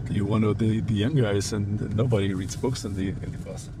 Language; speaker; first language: English; non-native, fluent; German